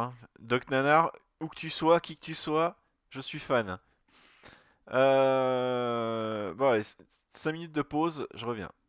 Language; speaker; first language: French; native; French